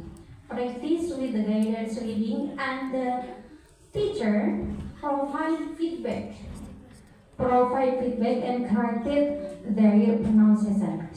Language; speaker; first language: English; non-native, learner; Indonesian